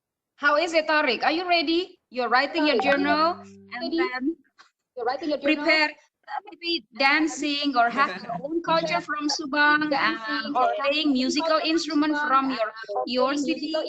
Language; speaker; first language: English; non-native, fluent; Indonesian